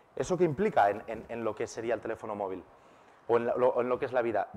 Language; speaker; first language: Spanish; native; Spanish